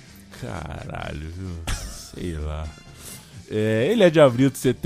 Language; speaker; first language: Portuguese; native; Portuguese